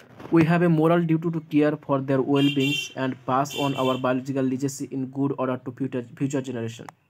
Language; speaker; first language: English; non-native, local second language; Bangla